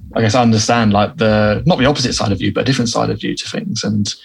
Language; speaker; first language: English; native; English